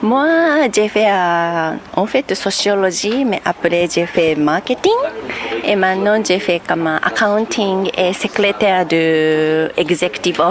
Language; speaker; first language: French; non-native, learner; Japanese